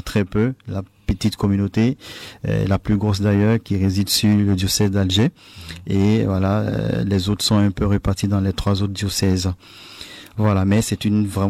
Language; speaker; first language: French; non-native, local second language; Baoulé